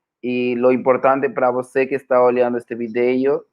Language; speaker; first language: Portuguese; non-native, fluent; Spanish